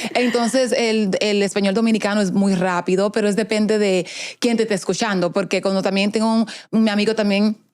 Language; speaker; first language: Spanish; early bilingual, heritage; Spanish